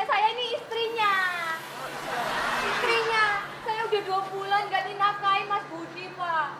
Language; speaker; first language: Indonesian; native; Indonesian